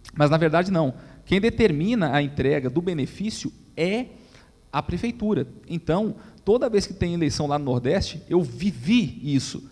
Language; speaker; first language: Portuguese; native; Portuguese